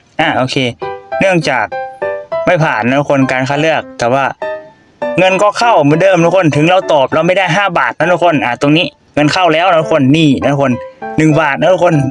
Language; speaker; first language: Thai; non-native, local second language; Northeastern Thai